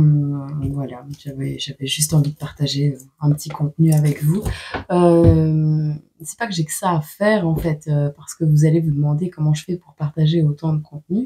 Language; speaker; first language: French; native; French